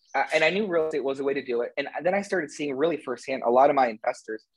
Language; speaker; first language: English; native; English